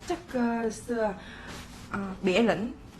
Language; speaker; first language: Chinese; non-native, learner; Vietnamese